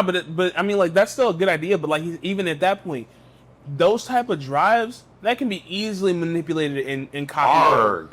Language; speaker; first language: English; native; English